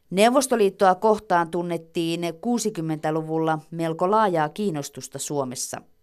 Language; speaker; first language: Finnish; native; Finnish